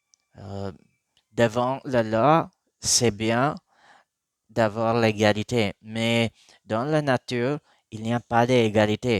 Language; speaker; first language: French; non-native, learner; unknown